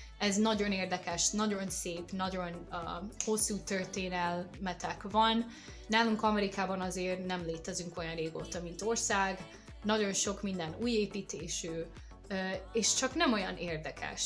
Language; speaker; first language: Hungarian; non-native, fluent; English